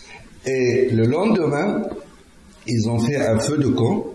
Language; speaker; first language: French; non-native, fluent; Arabic